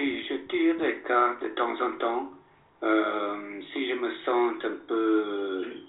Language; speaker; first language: French; non-native, fluent; English